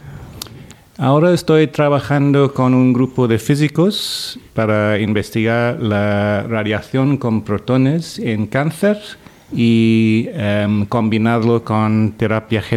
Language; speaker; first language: Spanish; non-native, fluent; English